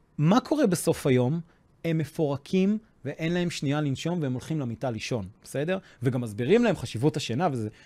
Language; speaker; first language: Hebrew; non-native, fluent; English